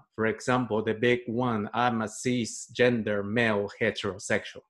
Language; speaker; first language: English; non-native, fluent; Spanish